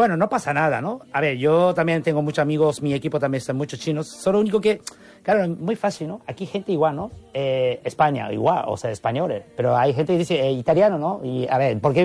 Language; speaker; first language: Spanish; non-native, learner; Japanese